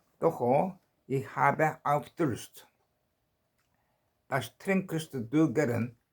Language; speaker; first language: German; non-native, learner; Korean